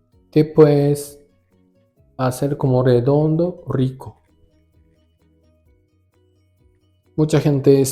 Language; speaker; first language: Spanish; non-native, learner; Japanese